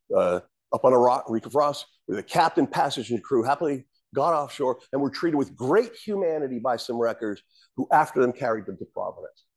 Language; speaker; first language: English; native; English